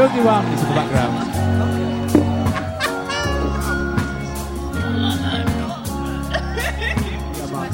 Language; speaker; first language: English; native; English